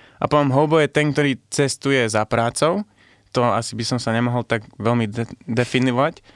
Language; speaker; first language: Slovak; early bilingual, heritage; Arabic